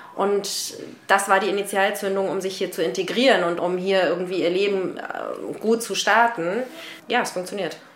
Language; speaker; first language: German; native; German